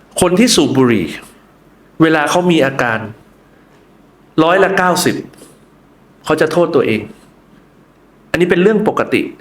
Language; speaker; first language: Thai; native; Thai